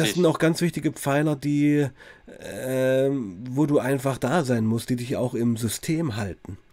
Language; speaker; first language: German; native; German